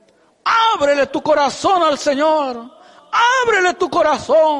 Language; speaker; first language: Spanish; native; Spanish